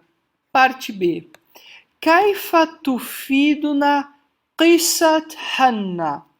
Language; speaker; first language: Arabic; non-native, fluent; Portuguese